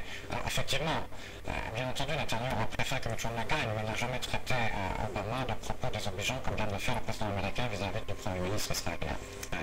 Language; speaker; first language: French; native; French